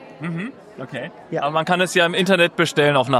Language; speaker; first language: German; native; German